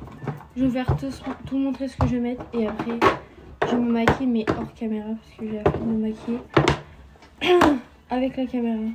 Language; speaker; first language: French; native; French